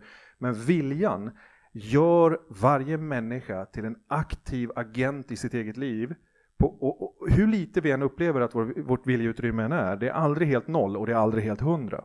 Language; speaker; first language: Swedish; native; Swedish